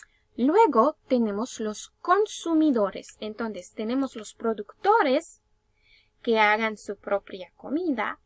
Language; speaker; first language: Spanish; early bilingual, heritage; Spanish